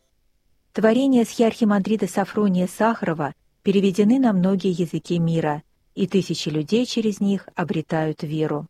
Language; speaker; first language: Russian; native; Russian